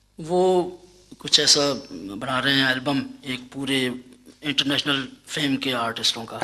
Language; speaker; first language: Urdu; non-native, local second language; Punjabi